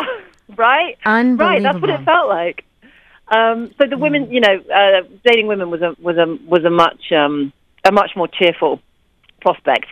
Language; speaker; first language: English; native; English